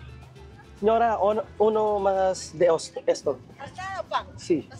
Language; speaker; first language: Spanish; non-native, learner; Filipino